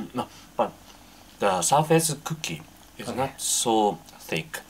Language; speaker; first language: English; non-native, fluent; Japanese